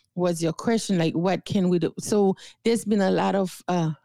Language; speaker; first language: English; non-native, fluent; Haitian Creole